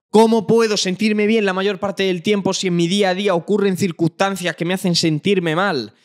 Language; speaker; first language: Spanish; native; Spanish